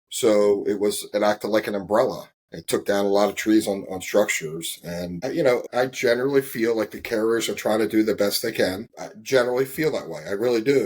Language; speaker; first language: English; native; English